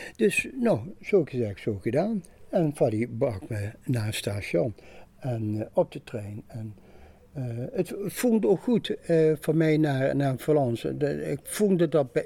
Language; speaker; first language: Dutch; native; Dutch